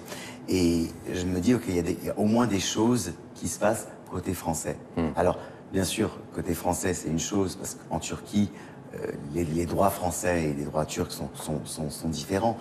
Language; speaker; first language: French; native; French